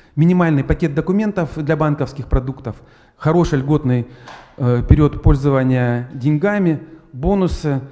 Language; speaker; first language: Russian; native; Russian